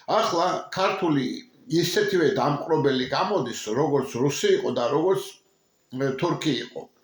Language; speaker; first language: Georgian; non-native, local second language; Mingrelian